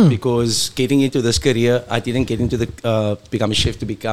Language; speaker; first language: English; native; English